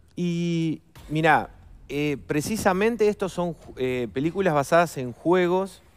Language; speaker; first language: Spanish; native; Spanish